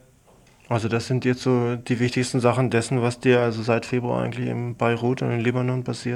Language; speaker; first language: German; native; German